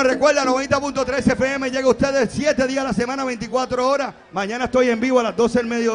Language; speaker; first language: Spanish; native; Spanish